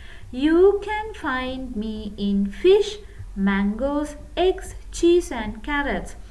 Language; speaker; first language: English; non-native, local second language; Sinhala